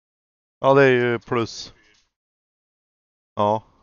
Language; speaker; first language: Swedish; native; Swedish